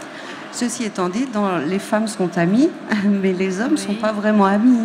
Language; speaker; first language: French; native; French